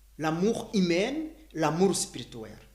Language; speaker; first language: French; non-native, learner; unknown